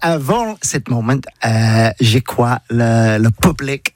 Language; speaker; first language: French; non-native, learner; English